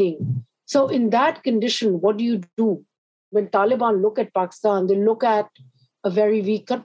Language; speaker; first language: English; non-native, local second language; Urdu